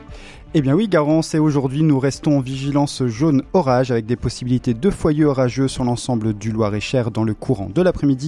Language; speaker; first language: French; native; French